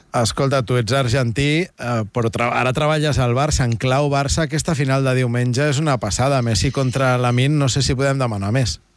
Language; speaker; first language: Catalan; native; Catalan